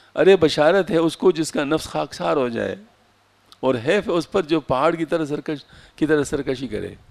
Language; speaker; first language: Urdu; non-native, local second language; Pashto